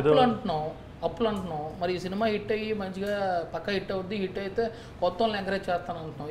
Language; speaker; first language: Telugu; native; Telugu